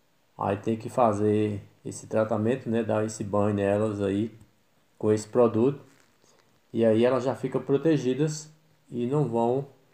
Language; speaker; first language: Portuguese; native; Portuguese